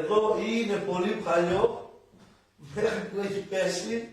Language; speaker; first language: Greek; non-native, local second language; Macedonian